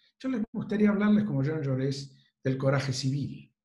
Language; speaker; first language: Spanish; native; Spanish